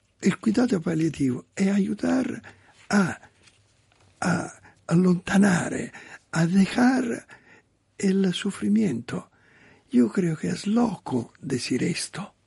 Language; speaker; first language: Spanish; non-native, learner; Italian